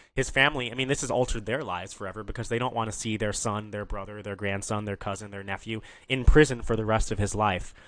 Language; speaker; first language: English; native; English